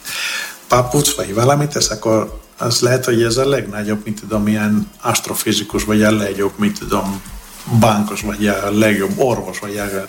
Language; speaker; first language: Hungarian; non-native, fluent; Greek